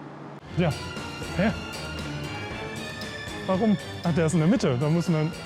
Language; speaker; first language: German; native; German